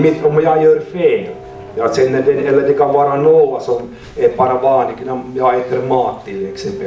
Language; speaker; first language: Swedish; non-native, learner; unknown